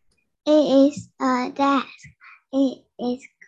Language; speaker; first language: English; non-native, learner; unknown